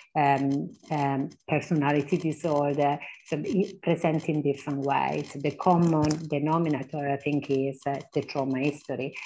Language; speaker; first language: English; non-native, fluent; Italian